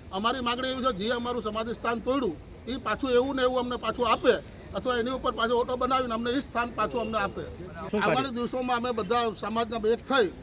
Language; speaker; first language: Gujarati; native; Gujarati